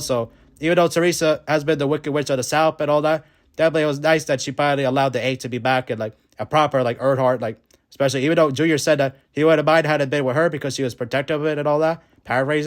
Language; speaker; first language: English; native; English